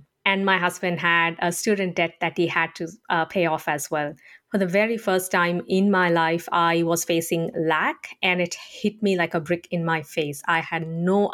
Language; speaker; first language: English; non-native, local second language; Tamil